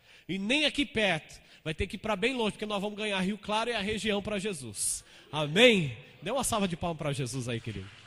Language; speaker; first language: Portuguese; native; Portuguese